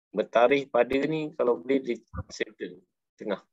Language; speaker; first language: Malay; native; Malay